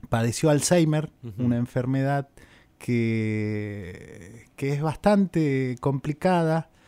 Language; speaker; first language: Spanish; native; Spanish